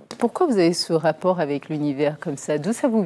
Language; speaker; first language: French; native; French